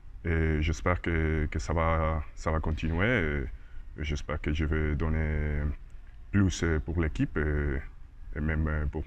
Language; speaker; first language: French; non-native, learner; Spanish